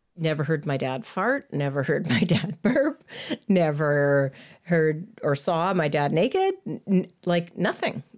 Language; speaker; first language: English; native; English